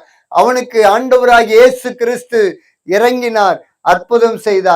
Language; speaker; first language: Tamil; native; Tamil